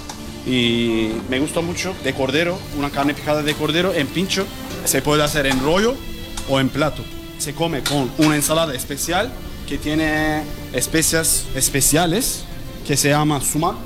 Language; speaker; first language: Spanish; non-native, learner; Turkish